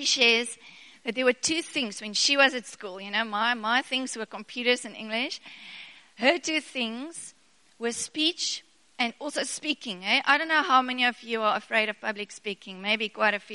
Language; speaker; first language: English; non-native, local second language; Afrikaans